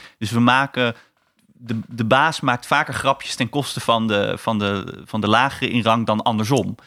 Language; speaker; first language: Dutch; native; Dutch